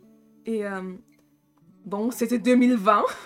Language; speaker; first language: French; non-native, fluent; German